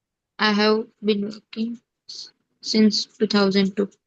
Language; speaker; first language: English; non-native, learner; Hindi